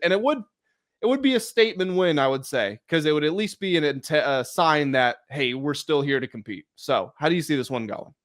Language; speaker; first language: English; native; English